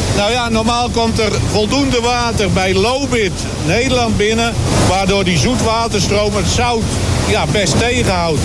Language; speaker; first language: Dutch; native; Dutch